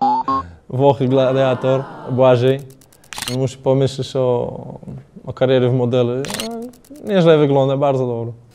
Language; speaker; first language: Polish; non-native, learner; Portuguese